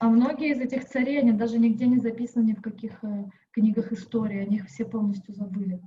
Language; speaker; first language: Russian; native; Russian